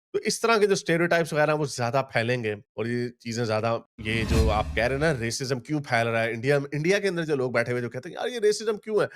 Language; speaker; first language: Urdu; native; Urdu